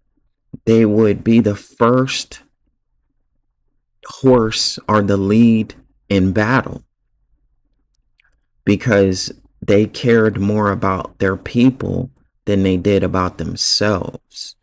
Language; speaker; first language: English; native; English